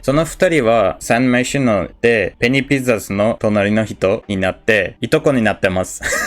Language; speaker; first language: Japanese; non-native, fluent; Turkish